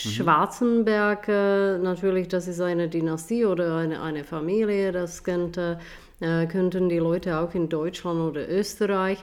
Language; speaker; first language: German; non-native, fluent; Czech